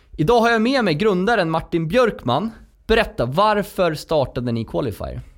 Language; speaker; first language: Swedish; native; Swedish